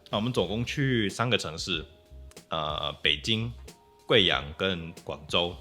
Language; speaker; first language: Chinese; non-native, fluent; English